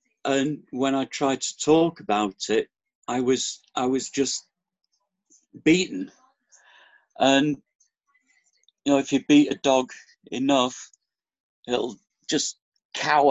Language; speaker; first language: English; native; English